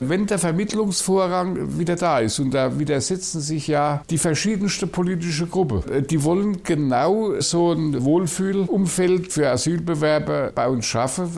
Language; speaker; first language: German; native; German